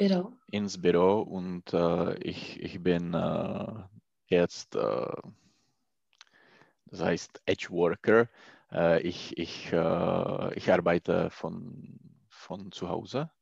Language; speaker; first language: German; non-native, learner; Czech